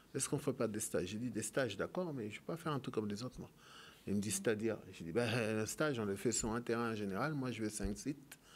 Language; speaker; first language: French; native; French